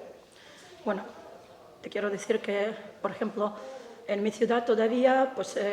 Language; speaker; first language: Spanish; non-native, fluent; Ukrainian